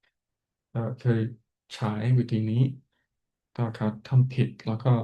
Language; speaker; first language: Thai; non-native, fluent; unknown